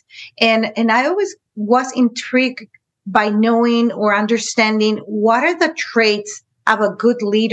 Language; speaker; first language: English; native; English